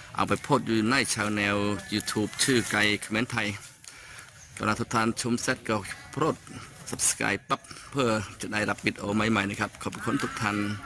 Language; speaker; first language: Thai; non-native, local second language; Khmer